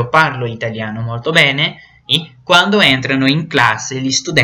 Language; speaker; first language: Italian; non-native, fluent; Portuguese